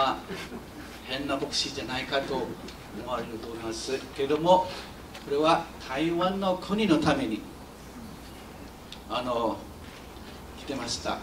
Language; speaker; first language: Japanese; non-native, fluent; Chinese